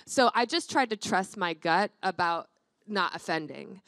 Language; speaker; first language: English; native; English